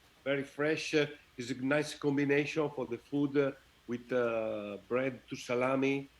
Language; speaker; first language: English; non-native, learner; Italian